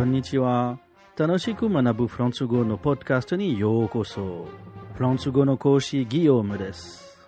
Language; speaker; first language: Japanese; non-native, fluent; French